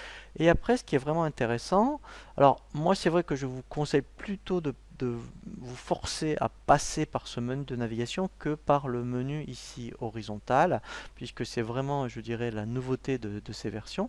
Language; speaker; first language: French; native; French